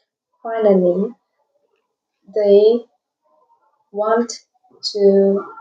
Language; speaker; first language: English; non-native, learner; Vietnamese